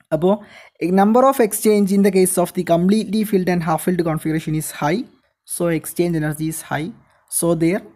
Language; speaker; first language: English; non-native, local second language; Malayalam